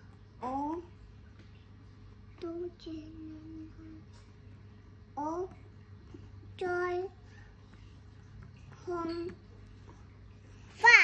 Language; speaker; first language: Chinese; non-native, local second language; Cantonese